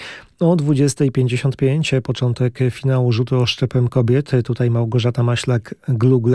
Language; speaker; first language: Polish; native; Polish